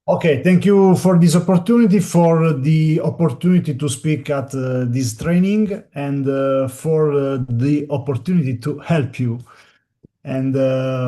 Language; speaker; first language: English; non-native, learner; Italian